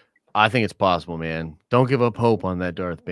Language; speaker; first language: English; native; English